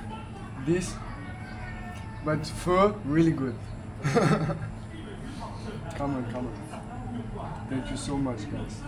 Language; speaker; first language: English; non-native, learner; French